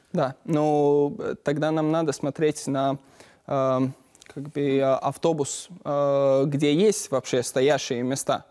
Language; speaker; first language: Russian; non-native, learner; Latvian